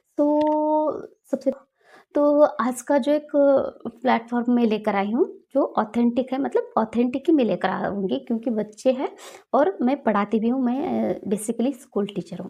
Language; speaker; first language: Hindi; non-native, local second language; Kannada